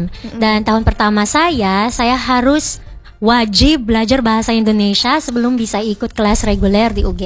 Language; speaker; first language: Indonesian; non-native, fluent; Filipino